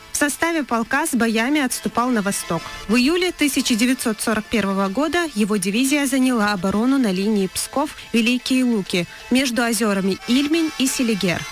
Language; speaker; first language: Russian; non-native, local second language; Chechen